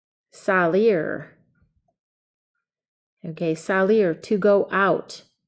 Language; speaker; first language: English; native; English